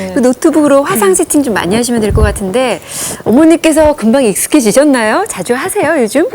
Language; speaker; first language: Korean; native; Korean